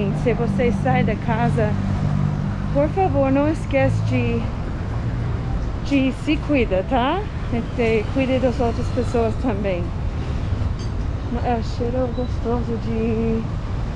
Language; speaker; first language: Portuguese; non-native, fluent; English